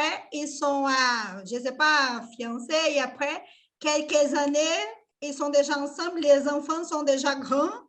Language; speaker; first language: French; non-native, fluent; Portuguese